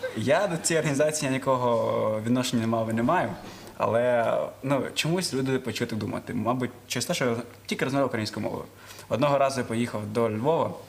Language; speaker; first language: Ukrainian; non-native, local second language; Russian